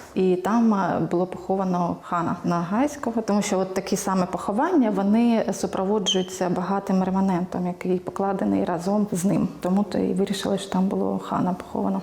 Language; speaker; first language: Ukrainian; native; Ukrainian